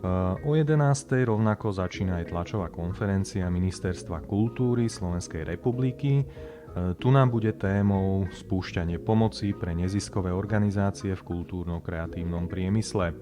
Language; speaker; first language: Slovak; native; Slovak